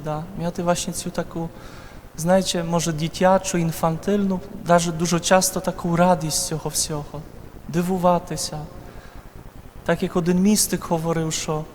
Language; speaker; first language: Ukrainian; non-native, fluent; Polish